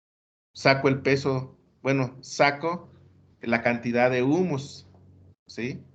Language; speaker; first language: Spanish; native; Spanish